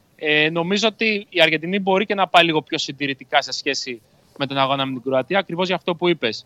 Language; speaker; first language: Greek; native; Greek